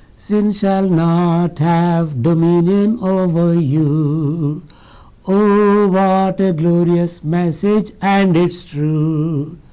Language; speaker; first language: English; non-native, local second language; Telugu